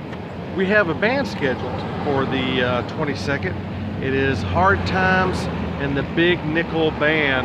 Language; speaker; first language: English; native; English